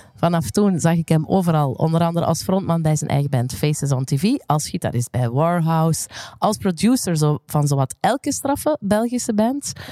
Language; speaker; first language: Dutch; native; Dutch